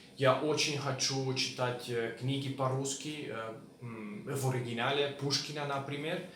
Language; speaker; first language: Russian; non-native, learner; Hungarian